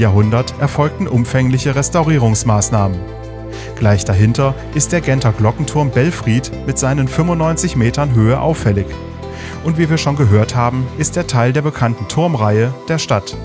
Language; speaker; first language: German; native; German